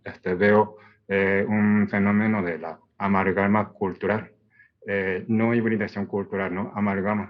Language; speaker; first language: Spanish; non-native, fluent; Japanese